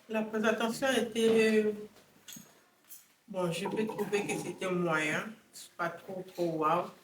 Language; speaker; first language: French; non-native, local second language; Lingala